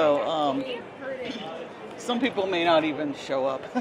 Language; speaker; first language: English; native; English